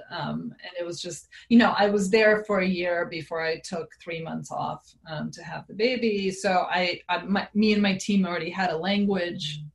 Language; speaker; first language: English; non-native, fluent; Serbian